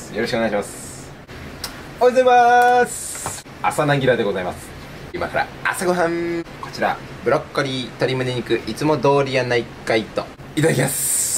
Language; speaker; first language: Japanese; native; Japanese